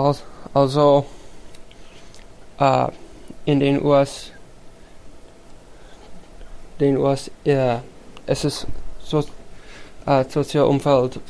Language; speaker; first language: German; non-native, learner; English